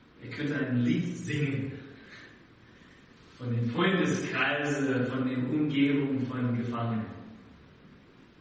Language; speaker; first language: German; non-native, fluent; English